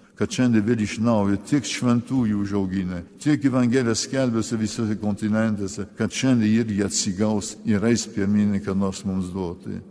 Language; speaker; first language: Lithuanian; early bilingual, heritage; Lithuanian